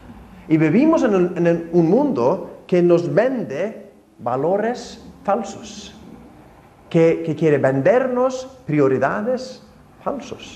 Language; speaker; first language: Spanish; non-native, fluent; Icelandic